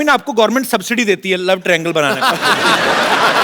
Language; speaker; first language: Hindi; native; Hindi